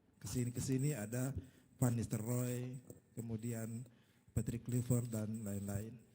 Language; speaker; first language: Indonesian; native; Indonesian